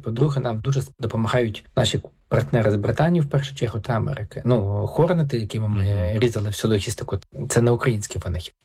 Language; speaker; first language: Ukrainian; native; Ukrainian